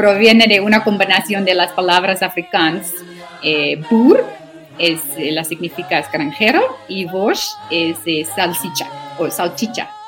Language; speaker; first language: Spanish; non-native, learner; Afrikaans